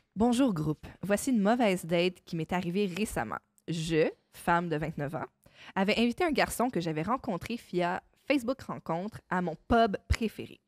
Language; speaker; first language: French; native; French